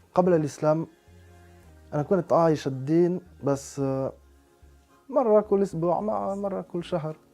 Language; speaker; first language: Arabic; non-native, fluent; French